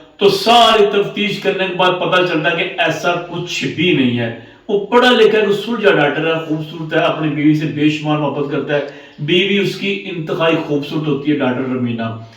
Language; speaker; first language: Urdu; non-native, local second language; Punjabi